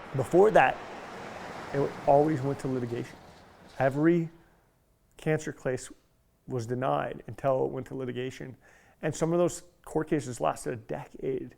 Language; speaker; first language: English; native; English